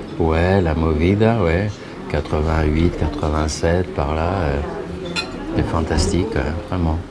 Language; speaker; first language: French; early bilingual, other home language; Spanish